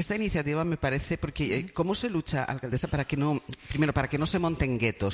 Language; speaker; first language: Spanish; native; Spanish